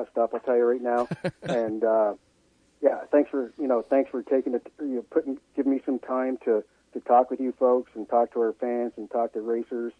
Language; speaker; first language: English; native; English